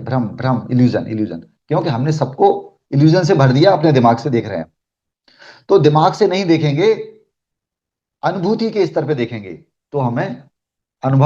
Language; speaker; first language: Hindi; native; Hindi